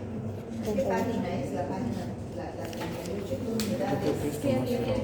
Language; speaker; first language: Spanish; native; Spanish